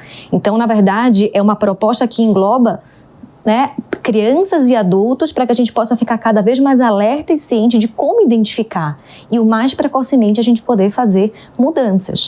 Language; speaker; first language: Portuguese; native; Portuguese